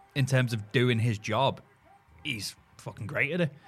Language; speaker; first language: English; native; English